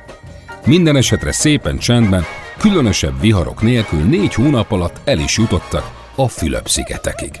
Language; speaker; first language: Hungarian; native; Hungarian